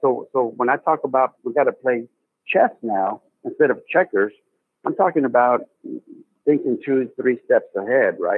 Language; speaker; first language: English; native; English